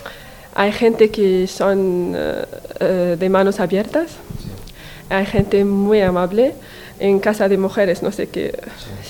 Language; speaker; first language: Spanish; non-native, learner; Arabic